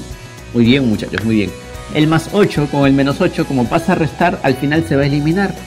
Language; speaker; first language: Spanish; native; Spanish